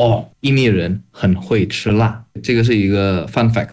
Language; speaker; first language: Chinese; non-native, fluent; Indonesian